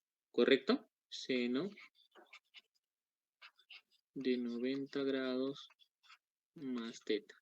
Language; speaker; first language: Spanish; native; Spanish